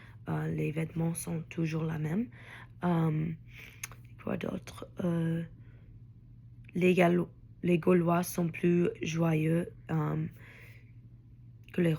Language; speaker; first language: French; non-native, learner; English